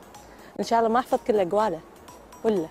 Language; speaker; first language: Arabic; native; Arabic